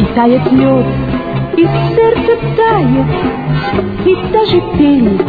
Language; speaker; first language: Russian; non-native, learner; Italian